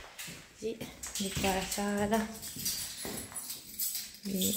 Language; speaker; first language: Italian; native; Italian